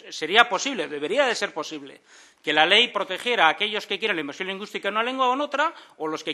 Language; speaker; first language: Spanish; native; Spanish